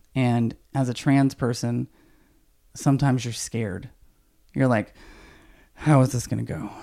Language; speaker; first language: English; native; English